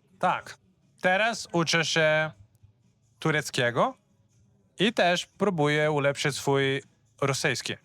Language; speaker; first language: Polish; non-native, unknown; Portuguese